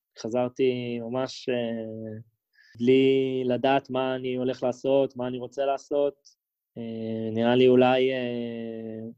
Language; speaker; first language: Hebrew; native; Hebrew